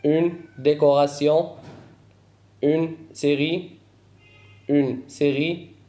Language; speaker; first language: French; non-native, fluent; Arabic